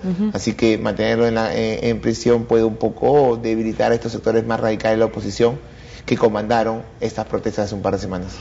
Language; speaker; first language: Spanish; native; Spanish